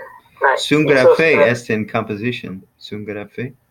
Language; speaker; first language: Greek; non-native, learner; English